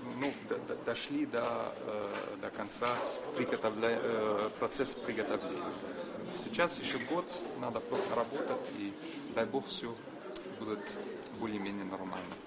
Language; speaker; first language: Russian; non-native, fluent; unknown